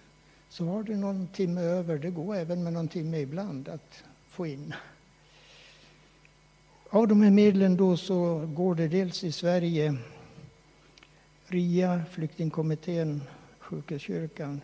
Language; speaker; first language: Swedish; native; Swedish